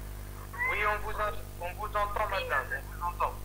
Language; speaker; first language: French; non-native, local second language; Arabic